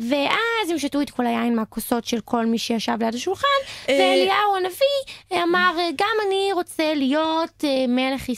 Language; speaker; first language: Hebrew; native; Hebrew